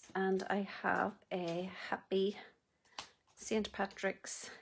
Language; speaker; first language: English; native; English